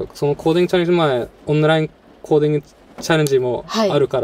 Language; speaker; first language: Japanese; non-native, fluent; Norwegian